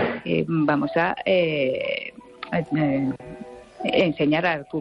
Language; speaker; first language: Spanish; non-native, fluent; Japanese